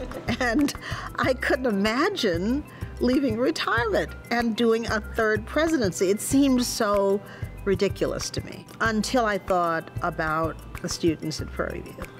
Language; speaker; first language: English; native; English